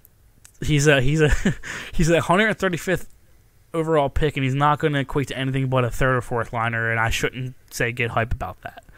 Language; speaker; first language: English; native; English